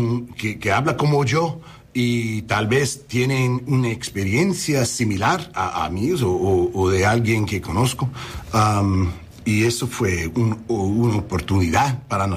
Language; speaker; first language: Spanish; non-native, learner; English